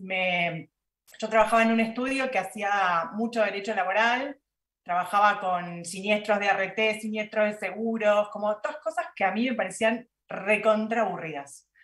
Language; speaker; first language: Spanish; native; Spanish